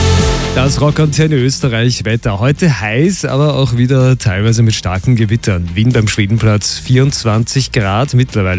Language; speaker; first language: German; native; German